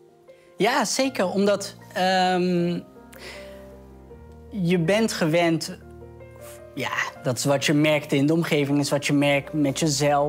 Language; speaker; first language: Dutch; early bilingual, other home language; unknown